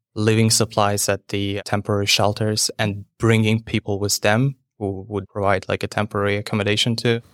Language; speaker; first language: English; non-native, fluent; Ukrainian